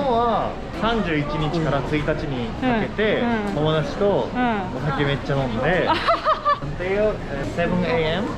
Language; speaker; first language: Japanese; native; Japanese